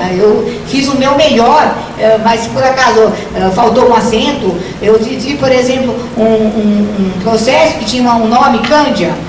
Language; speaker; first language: Portuguese; native; Portuguese